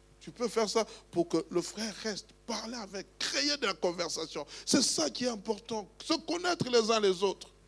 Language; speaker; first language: French; non-native, local second language; Luba-Lulua